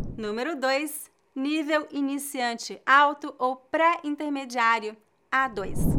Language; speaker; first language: Portuguese; native; Portuguese